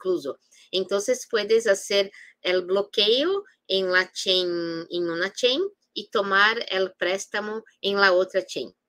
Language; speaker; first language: Spanish; non-native, fluent; Portuguese